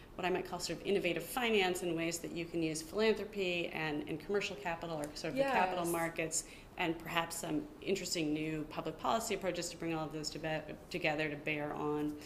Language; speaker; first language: English; native; English